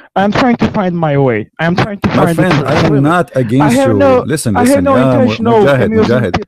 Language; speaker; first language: English; non-native, learner; Turkish